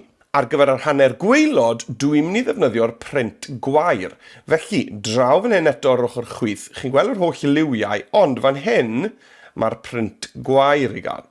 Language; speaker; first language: Welsh; native; Welsh